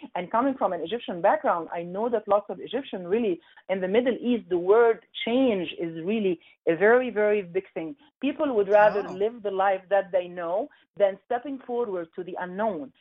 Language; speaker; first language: English; non-native, fluent; Arabic